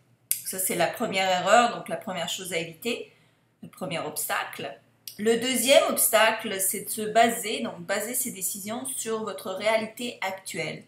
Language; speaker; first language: French; native; French